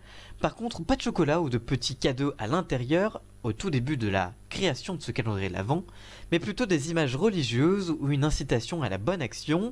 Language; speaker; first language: French; native; French